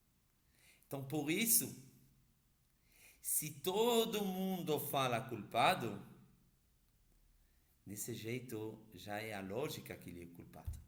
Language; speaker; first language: Portuguese; non-native, fluent; Hebrew